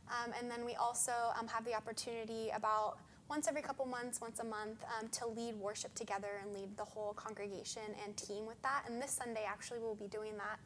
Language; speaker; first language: English; native; English